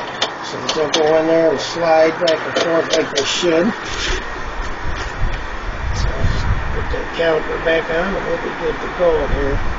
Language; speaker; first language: English; native; English